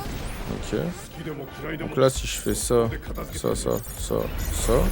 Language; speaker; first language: French; native; French